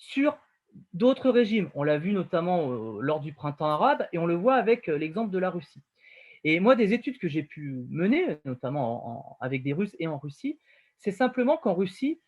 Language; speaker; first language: French; native; French